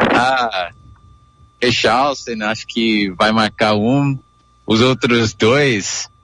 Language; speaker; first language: Portuguese; non-native, fluent; English